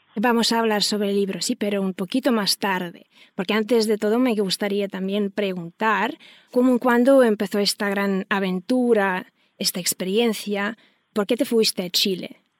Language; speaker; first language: Spanish; non-native, fluent; Russian